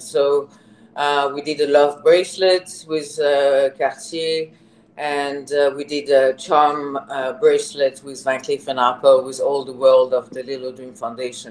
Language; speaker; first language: English; non-native, fluent; French